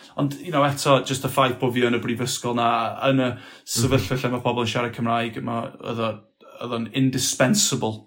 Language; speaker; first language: Welsh; non-native, local second language; English